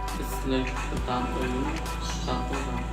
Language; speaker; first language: English; non-native, learner; Indonesian